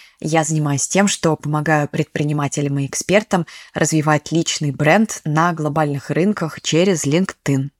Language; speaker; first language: Russian; native; Russian